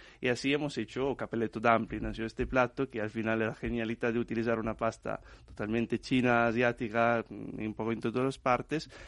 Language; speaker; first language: Spanish; non-native, fluent; Italian